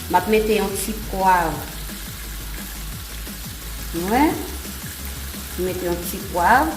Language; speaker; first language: French; non-native, learner; Haitian Creole